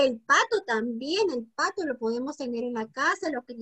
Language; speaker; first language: Spanish; native; Spanish